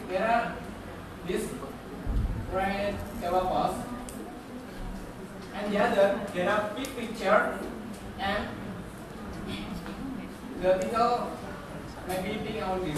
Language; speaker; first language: English; non-native, learner; Indonesian